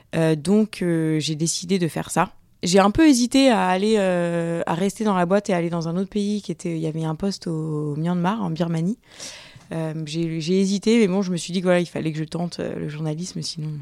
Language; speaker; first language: French; native; French